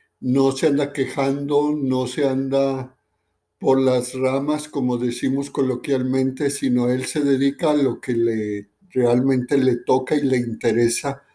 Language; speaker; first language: Spanish; native; Spanish